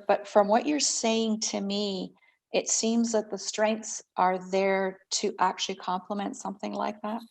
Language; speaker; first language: English; native; English